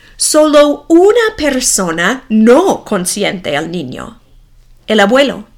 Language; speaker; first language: Spanish; non-native, fluent; English